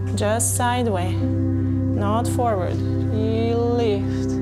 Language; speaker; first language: English; non-native, fluent; Hungarian